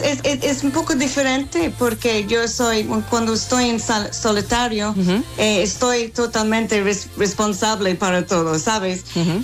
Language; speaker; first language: Spanish; non-native, fluent; English